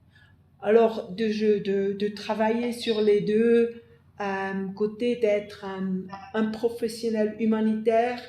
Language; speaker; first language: French; non-native, fluent; German